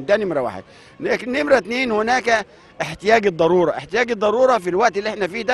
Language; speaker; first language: Arabic; native; Arabic